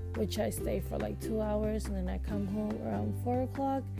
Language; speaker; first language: English; non-native, local second language; Filipino